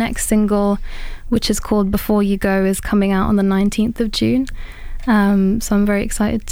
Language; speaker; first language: English; native; English